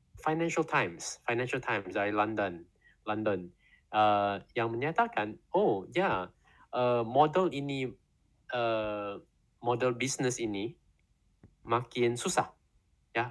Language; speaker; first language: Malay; non-native, learner; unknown